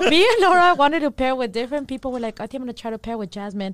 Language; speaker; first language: English; early bilingual, other home language; Spanish